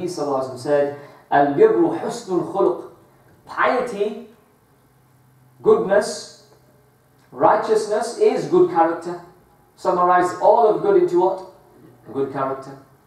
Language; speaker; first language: English; early bilingual, other home language; Urdu